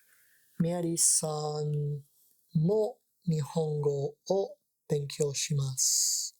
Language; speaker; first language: Japanese; non-native, learner; English